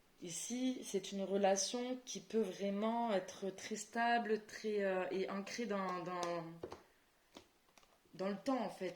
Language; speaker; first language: French; native; French